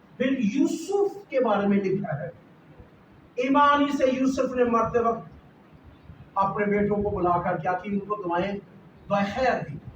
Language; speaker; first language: Urdu; non-native, local second language; Punjabi